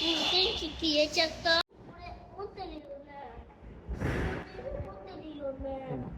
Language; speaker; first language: Japanese; native; Japanese